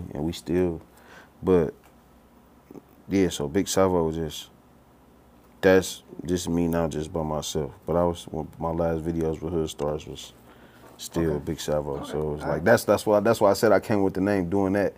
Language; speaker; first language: English; native; English